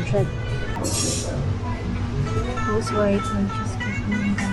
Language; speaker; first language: English; non-native, local second language; Filipino